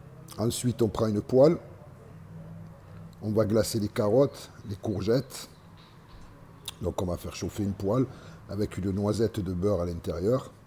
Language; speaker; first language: French; native; French